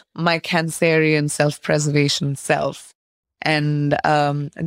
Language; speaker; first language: English; non-native, local second language; Hindi